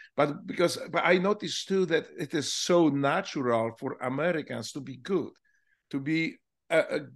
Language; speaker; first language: English; non-native, fluent; Polish